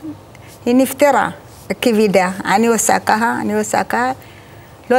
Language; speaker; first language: Hebrew; non-native, learner; Amharic